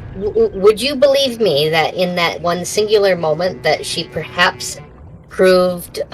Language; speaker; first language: English; native; English